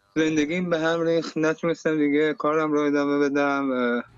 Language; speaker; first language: Persian; native; Persian